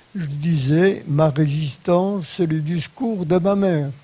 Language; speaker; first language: French; non-native, fluent; Polish